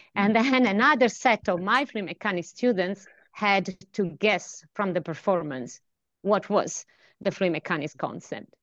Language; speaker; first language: English; non-native, fluent; Italian